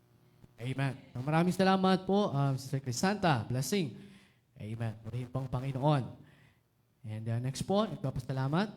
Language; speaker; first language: Filipino; native; Filipino